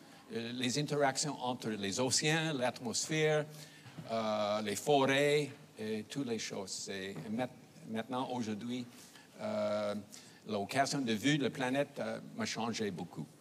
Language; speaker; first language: French; non-native, fluent; English